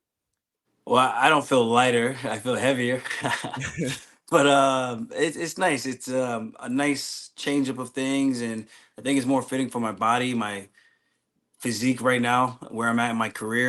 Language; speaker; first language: English; native; English